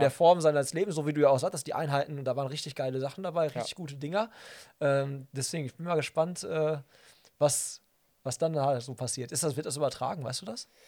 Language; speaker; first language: German; native; German